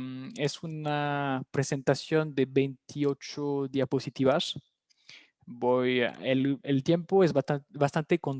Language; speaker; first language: Spanish; non-native, fluent; French